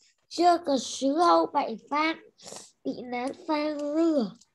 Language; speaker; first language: Chinese; non-native, learner; Vietnamese